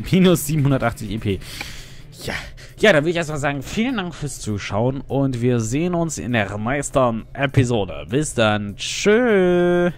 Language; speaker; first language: German; native; German